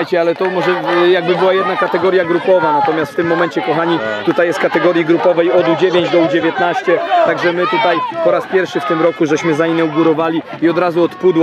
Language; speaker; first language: Polish; native; Polish